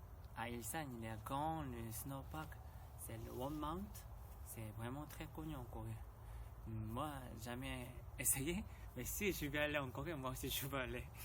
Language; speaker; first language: French; non-native, learner; Korean